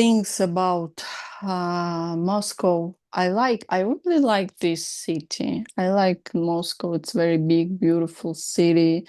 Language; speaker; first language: English; non-native, learner; Russian